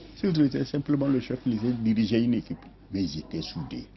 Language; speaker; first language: French; non-native, local second language; Mandingo